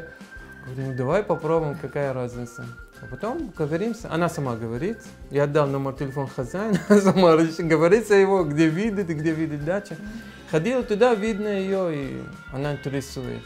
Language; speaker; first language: Russian; non-native, learner; Arabic